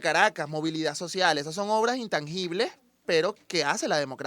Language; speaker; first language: Spanish; native; Spanish